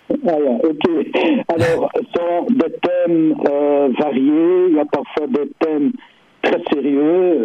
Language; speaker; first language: French; non-native, fluent; Dutch